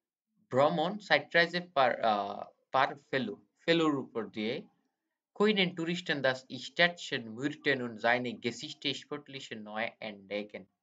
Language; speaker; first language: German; non-native, fluent; Bangla